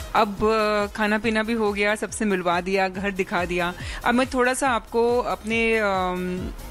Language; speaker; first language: Hindi; native; Hindi